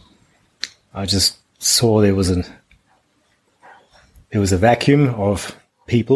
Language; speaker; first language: English; non-native, local second language; German